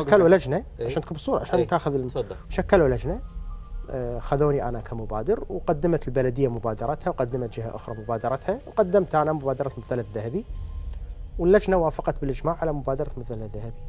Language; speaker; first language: Arabic; native; Arabic